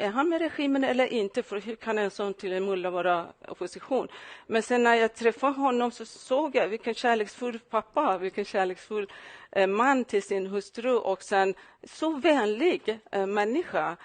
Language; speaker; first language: Swedish; non-native, fluent; Persian